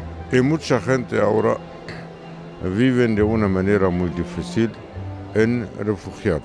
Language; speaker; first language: Spanish; non-native, learner; Arabic